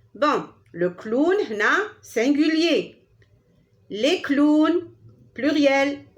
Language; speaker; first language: French; non-native, local second language; Arabic